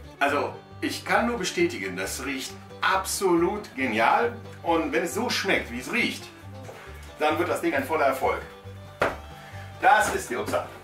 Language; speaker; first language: German; native; German